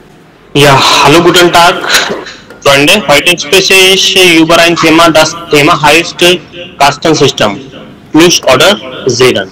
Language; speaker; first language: German; non-native, learner; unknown